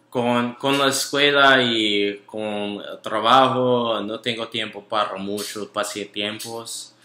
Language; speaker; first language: Spanish; non-native, learner; English